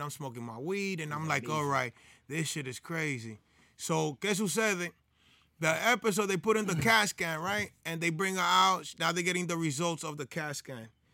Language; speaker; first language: English; early bilingual, other home language; Spanish